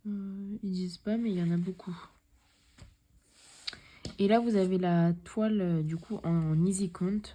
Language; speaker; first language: French; native; French